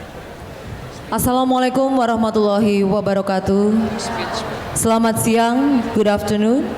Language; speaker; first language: Indonesian; native; Indonesian